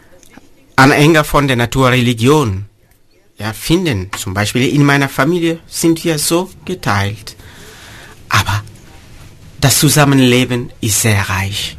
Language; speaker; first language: German; non-native, fluent; Mossi